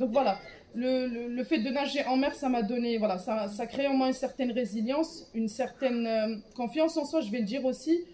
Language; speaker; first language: French; non-native, local second language; Arabic